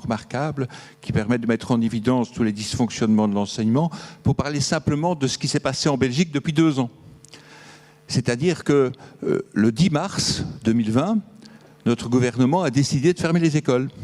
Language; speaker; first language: French; native; French